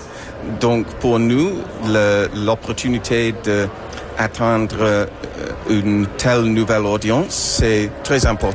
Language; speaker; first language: French; non-native, fluent; English